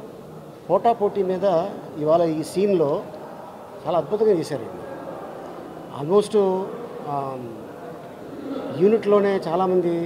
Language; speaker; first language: Telugu; native; Telugu